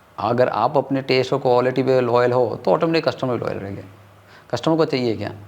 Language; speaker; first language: Hindi; non-native, local second language; Tamil